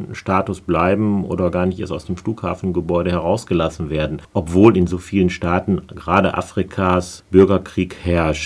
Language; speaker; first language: German; native; German